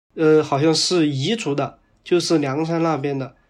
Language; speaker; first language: Chinese; native; Chinese